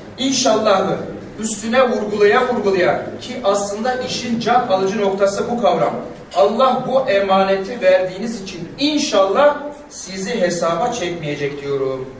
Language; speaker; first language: Turkish; non-native, local second language; Kurdish